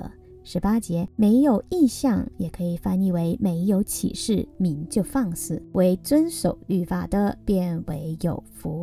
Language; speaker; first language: Chinese; native; Chinese